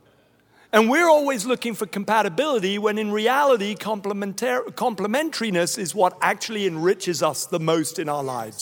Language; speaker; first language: English; native; English